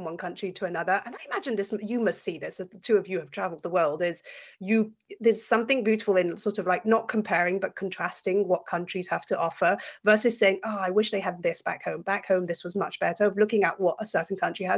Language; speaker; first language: English; non-native, fluent; French